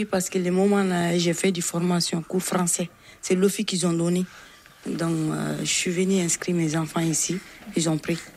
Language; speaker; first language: French; non-native, local second language; Bambara